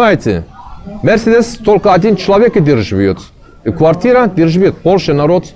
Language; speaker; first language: Russian; non-native, learner; Turkish